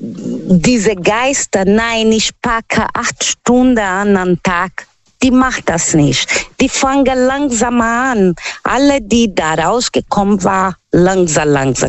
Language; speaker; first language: German; non-native, fluent; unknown